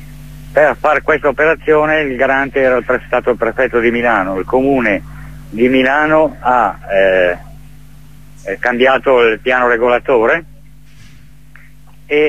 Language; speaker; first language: Italian; native; Italian